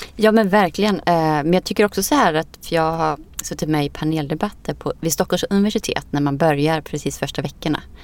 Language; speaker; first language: Swedish; native; Swedish